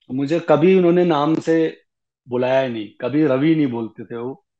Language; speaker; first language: Hindi; native; Hindi